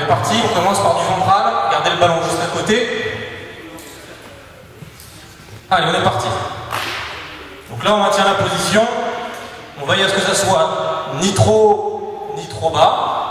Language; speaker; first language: French; native; French